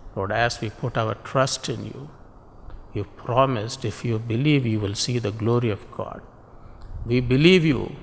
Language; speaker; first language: English; non-native, local second language; Tamil